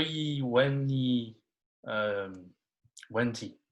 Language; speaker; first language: Chinese; non-native, learner; French